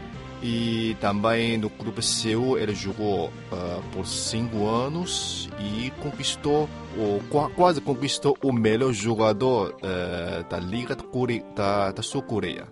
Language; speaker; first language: Portuguese; non-native, fluent; Chinese